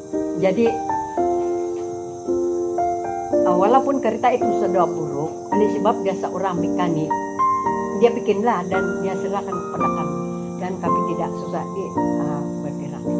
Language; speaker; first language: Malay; non-native, local second language; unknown